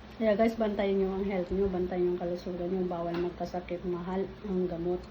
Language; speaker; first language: Filipino; non-native, local second language; Iloko